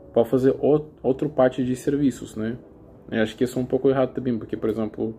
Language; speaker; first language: Portuguese; non-native, learner; Russian